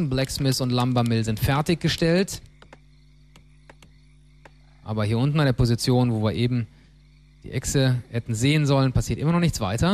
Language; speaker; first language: German; native; German